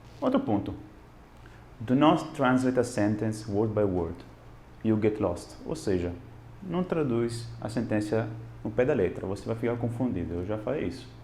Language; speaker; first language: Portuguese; non-native, fluent; Italian